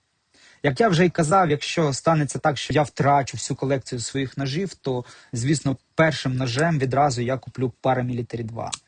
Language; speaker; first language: Ukrainian; native; Ukrainian